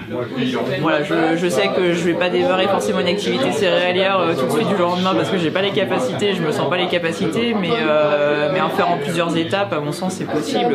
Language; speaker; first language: French; native; French